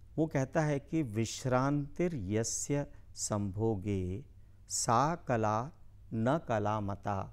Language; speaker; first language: Hindi; native; Hindi